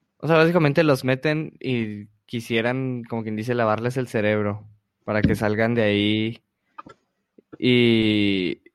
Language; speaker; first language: Spanish; native; Spanish